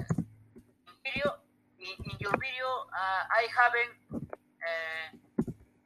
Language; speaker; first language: English; non-native, learner; Spanish